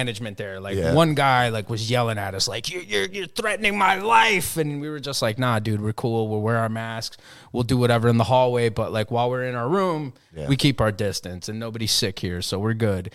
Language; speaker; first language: English; early bilingual, other home language; Spanish